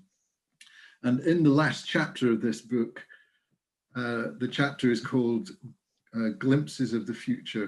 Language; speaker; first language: English; native; English